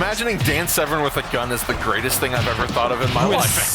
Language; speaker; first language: English; native; English